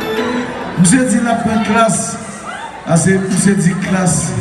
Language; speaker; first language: French; non-native, local second language; Haitian Creole